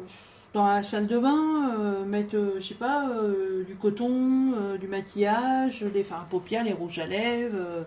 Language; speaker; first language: French; native; French